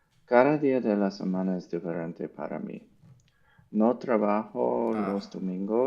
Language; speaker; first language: Spanish; non-native, learner; English